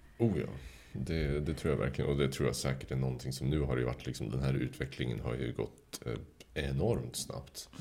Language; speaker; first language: Swedish; native; Swedish